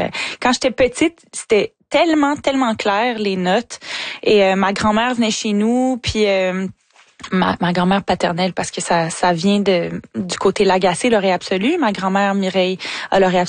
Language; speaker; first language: French; native; French